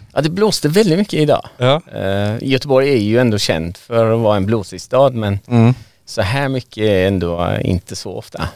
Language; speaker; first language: Swedish; early bilingual, other home language; Persian